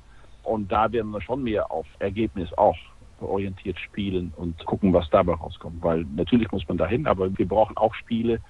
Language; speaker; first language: German; native; German